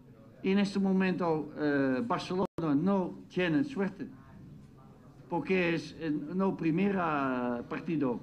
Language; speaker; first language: Spanish; non-native, fluent; Dutch